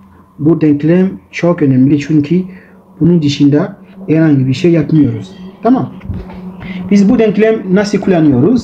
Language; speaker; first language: Turkish; non-native, learner; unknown